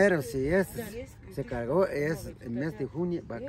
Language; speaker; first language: Spanish; non-native, local second language; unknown